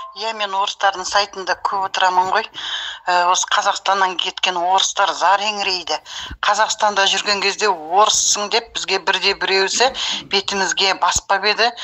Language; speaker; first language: Kazakh; early bilingual, heritage; Kazakh